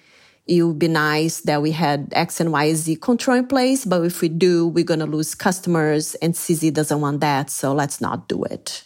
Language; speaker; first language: English; non-native, fluent; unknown